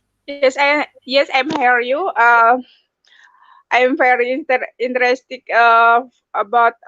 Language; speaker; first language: English; non-native, learner; Indonesian